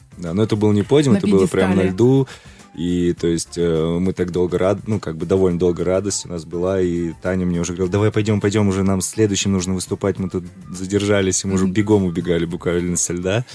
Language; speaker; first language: Russian; native; Russian